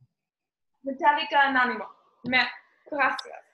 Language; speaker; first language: Spanish; non-native, learner; English